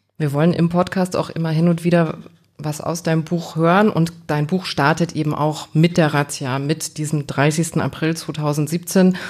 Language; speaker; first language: German; native; German